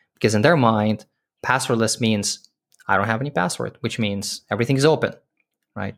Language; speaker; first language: English; early bilingual, other home language; Russian